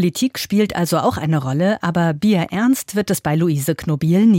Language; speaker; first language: German; native; German